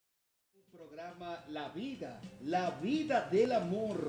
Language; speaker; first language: Spanish; native; Spanish